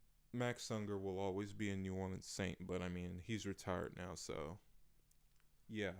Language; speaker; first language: English; native; English